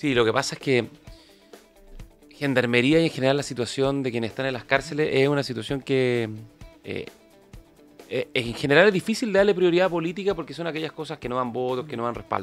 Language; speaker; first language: Spanish; native; Spanish